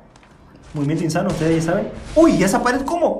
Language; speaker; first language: Spanish; native; Spanish